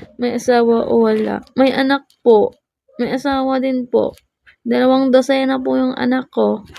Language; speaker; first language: Filipino; non-native, local second language; Hiligaynon